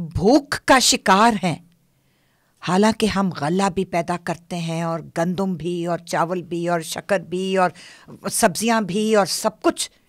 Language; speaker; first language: Urdu; non-native, local second language; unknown